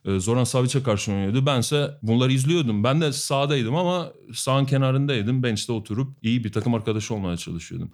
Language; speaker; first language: Turkish; non-native, fluent; Albanian